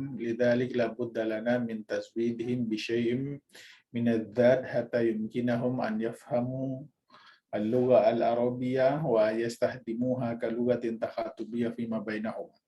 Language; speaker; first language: Arabic; non-native, fluent; Indonesian